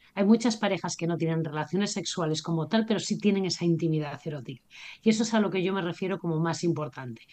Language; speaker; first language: Spanish; native; Spanish